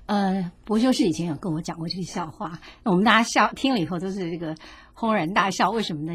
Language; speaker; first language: Chinese; native; Chinese